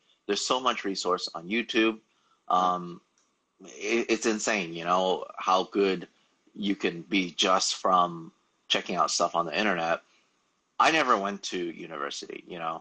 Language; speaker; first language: English; native; English